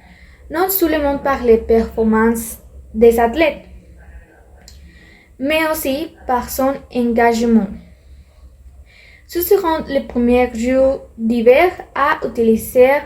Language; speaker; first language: French; non-native, learner; Spanish